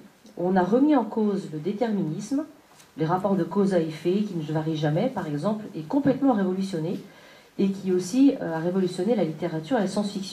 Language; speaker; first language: French; native; French